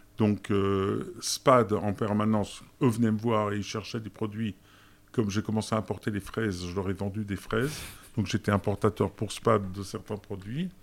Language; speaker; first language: French; early bilingual, other home language; German